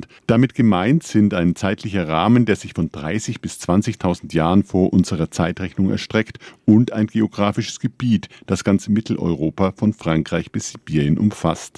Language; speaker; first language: German; native; German